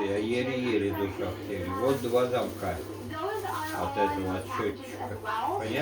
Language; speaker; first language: Russian; native; Russian